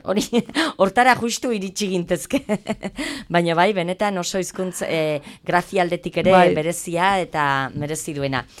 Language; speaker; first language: Basque; native; Basque